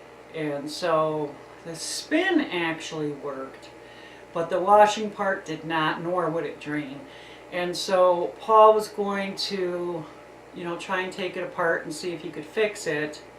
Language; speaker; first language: English; native; English